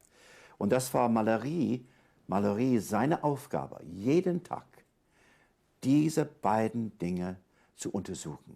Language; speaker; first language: German; non-native, fluent; English